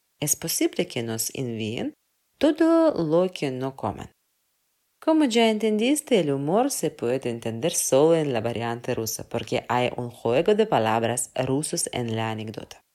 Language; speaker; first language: Spanish; non-native, fluent; Russian